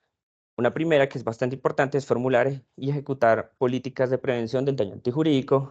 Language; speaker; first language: Spanish; native; Spanish